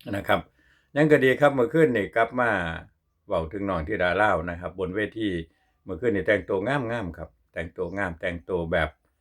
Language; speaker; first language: Thai; native; Thai